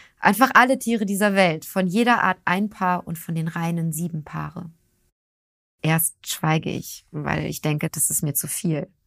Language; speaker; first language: German; early bilingual, other home language; Turkish